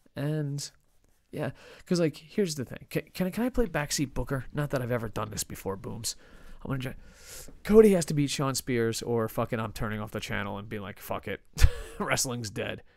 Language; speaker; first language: English; native; English